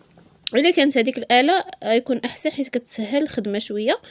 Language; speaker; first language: Arabic; native; Arabic